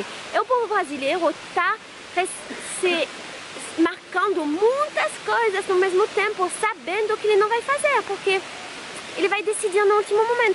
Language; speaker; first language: Portuguese; non-native, fluent; French